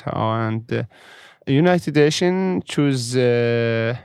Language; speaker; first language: English; non-native, learner; Arabic